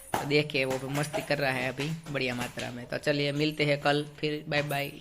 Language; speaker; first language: Hindi; non-native, local second language; Gujarati